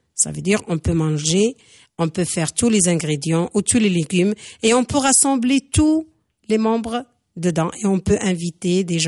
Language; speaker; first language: French; non-native, fluent; Arabic